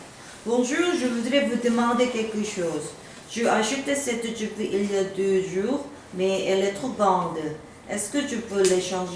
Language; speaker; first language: French; non-native, learner; Korean